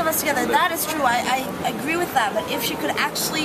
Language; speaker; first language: English; non-native, fluent; Hebrew